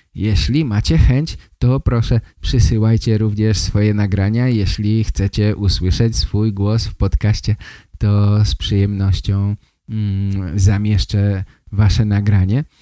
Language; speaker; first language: Polish; native; Polish